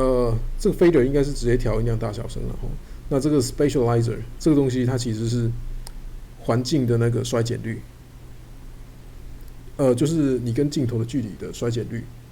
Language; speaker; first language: Chinese; native; Chinese